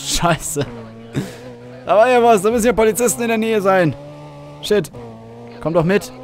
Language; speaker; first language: German; native; German